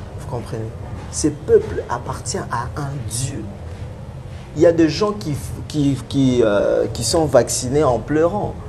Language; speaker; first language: French; non-native, local second language; Lingala